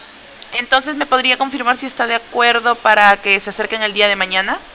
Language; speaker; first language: Spanish; native; Spanish